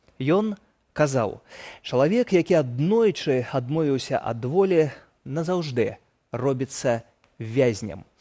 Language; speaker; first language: Belarusian; native; Belarusian